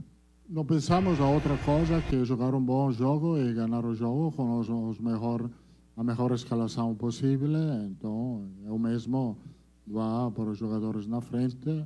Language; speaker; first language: Portuguese; non-native, fluent; Italian